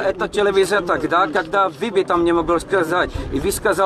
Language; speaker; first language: Russian; non-native, learner; Czech